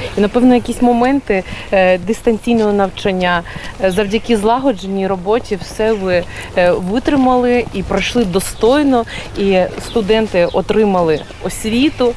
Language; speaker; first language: Ukrainian; native; Ukrainian